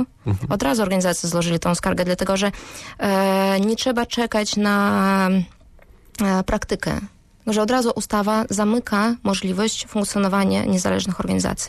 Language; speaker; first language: Polish; non-native, fluent; Russian